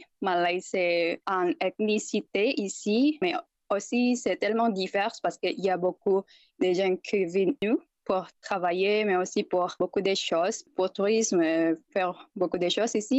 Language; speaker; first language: French; non-native, fluent; Indonesian